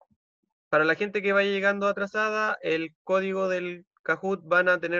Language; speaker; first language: Spanish; native; Spanish